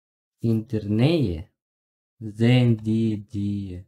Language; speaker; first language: German; non-native, learner; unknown